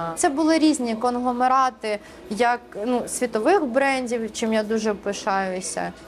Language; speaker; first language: Ukrainian; early bilingual, other home language; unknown